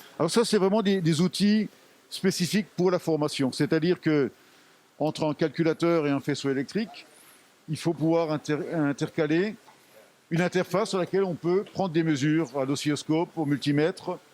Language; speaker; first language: French; native; French